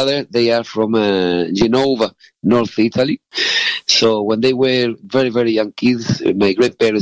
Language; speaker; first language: English; non-native, fluent; Spanish